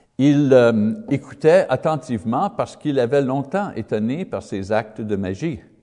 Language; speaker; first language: French; non-native, learner; English